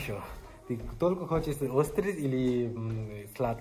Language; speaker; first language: Russian; non-native, learner; Hindi